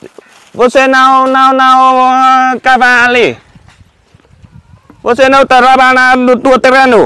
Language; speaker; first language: Portuguese; non-native, learner; Vietnamese